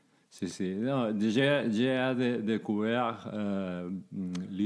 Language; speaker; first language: French; non-native, learner; Spanish